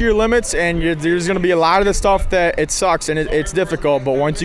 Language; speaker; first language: English; native; English